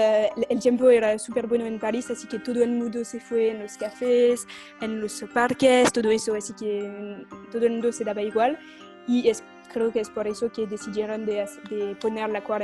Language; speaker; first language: Spanish; non-native, fluent; French